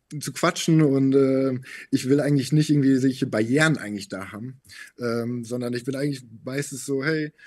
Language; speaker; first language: German; native; German